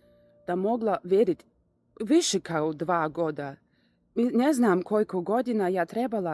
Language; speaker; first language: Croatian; non-native, learner; Russian